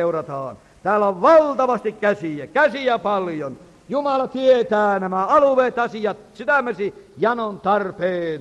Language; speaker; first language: Finnish; native; Finnish